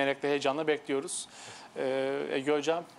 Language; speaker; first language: Turkish; native; Turkish